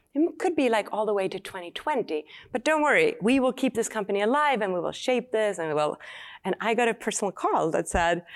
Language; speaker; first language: English; non-native, fluent; Swedish